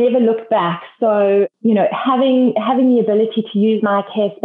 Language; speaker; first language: English; native; English